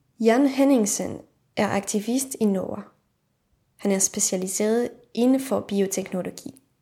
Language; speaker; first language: Danish; non-native, fluent; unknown